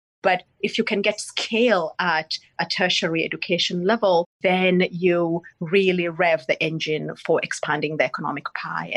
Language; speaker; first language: English; non-native, local second language; Gusii